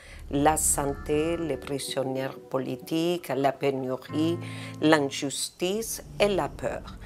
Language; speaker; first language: French; non-native, fluent; Spanish